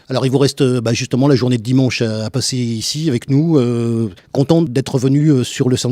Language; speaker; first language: French; native; French